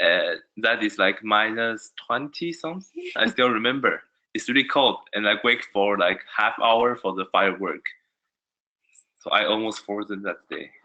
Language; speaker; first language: English; non-native, learner; Chinese